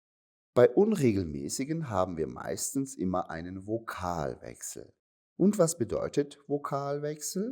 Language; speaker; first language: German; non-native, fluent; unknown